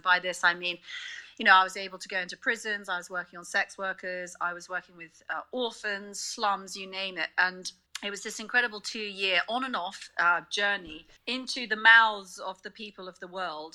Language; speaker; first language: English; native; English